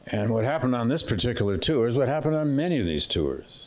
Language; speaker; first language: English; native; English